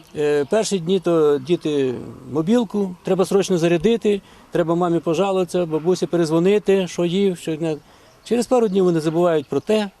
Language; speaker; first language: Ukrainian; native; Ukrainian